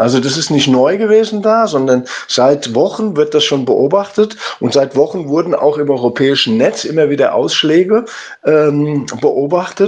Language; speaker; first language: German; native; German